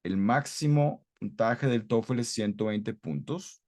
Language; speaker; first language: Spanish; non-native, fluent; English